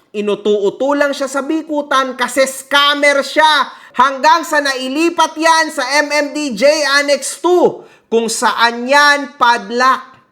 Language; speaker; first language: Filipino; early bilingual, heritage; Filipino